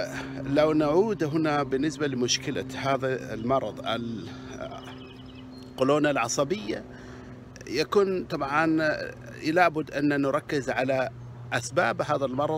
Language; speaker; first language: Arabic; native; Arabic